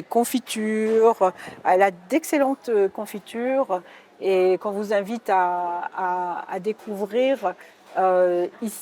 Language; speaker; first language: French; native; French